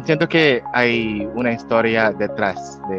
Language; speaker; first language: Spanish; non-native, fluent; Filipino